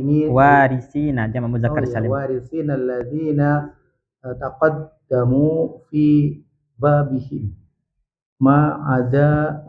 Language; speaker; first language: Arabic; non-native, learner; Indonesian